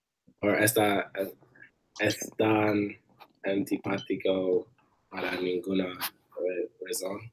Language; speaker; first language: Spanish; non-native, learner; English